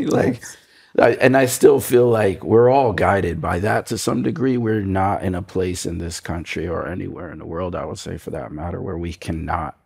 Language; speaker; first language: English; native; English